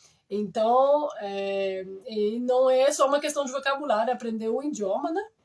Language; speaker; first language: Portuguese; non-native, fluent; French